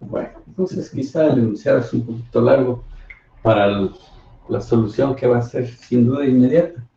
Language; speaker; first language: Spanish; native; Spanish